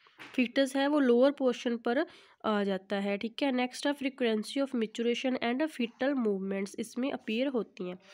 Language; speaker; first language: Hindi; non-native, local second language; Punjabi